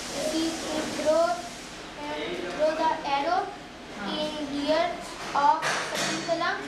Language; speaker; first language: English; non-native, learner; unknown